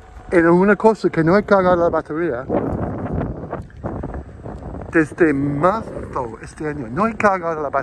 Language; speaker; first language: Spanish; non-native, learner; English